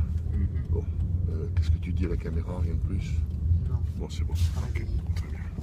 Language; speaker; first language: French; native; French